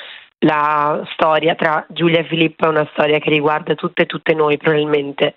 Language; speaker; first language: Italian; native; Italian